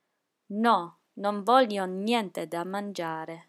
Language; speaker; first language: Italian; early bilingual, heritage; English